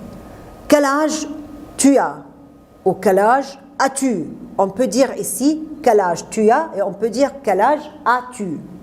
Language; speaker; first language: French; non-native, fluent; Arabic